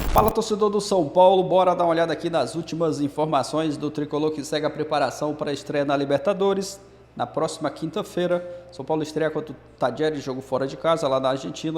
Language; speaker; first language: Portuguese; native; Portuguese